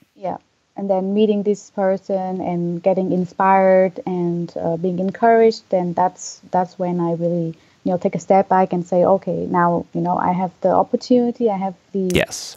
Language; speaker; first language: English; non-native, fluent; Vietnamese